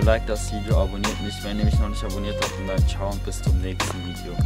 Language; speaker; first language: German; native; German